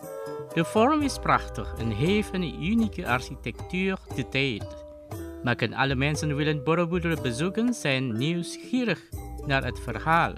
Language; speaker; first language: Dutch; non-native, fluent; Indonesian